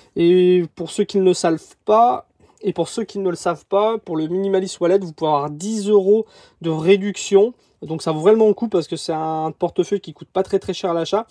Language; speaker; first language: French; native; French